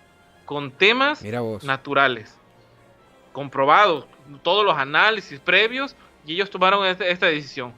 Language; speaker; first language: Spanish; native; Spanish